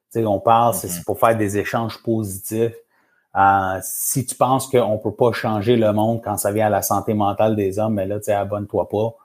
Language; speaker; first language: French; native; French